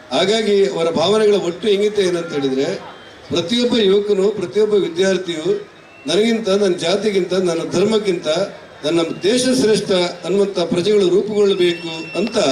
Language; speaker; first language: Kannada; native; Kannada